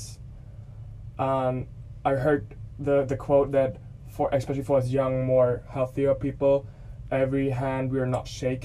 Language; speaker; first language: English; non-native, fluent; German